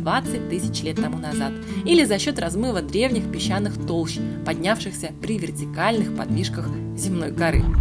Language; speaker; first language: Russian; native; Russian